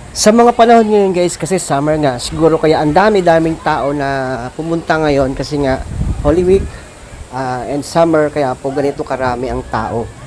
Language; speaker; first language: Filipino; native; Filipino